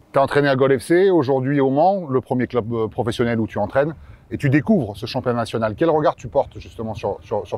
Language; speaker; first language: French; native; French